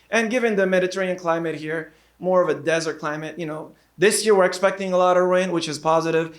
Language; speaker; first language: English; native; English